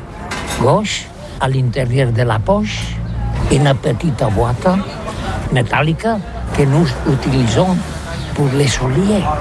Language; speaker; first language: French; non-native, learner; Catalan